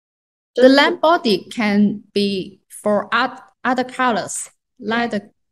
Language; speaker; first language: English; non-native, learner; Chinese